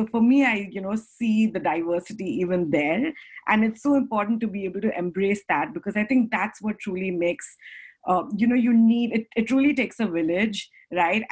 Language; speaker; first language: English; non-native, local second language; Hindi